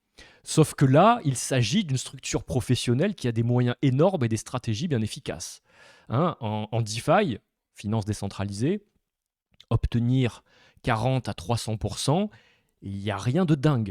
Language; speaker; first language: French; native; French